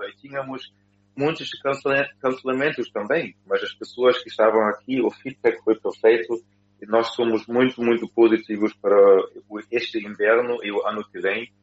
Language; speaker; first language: Portuguese; non-native, fluent; German